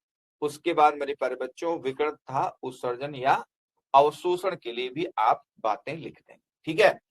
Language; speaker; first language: Hindi; native; Hindi